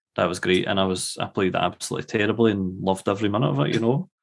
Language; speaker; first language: English; native; English